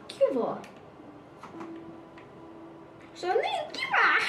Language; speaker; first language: Finnish; early bilingual, other home language; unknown